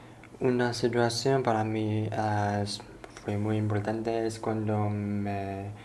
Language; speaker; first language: Spanish; non-native, learner; Chinese